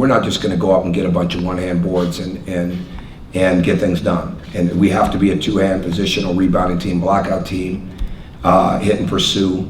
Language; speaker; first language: English; native; English